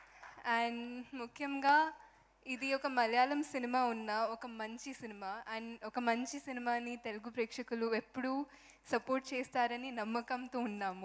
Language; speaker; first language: Telugu; non-native, fluent; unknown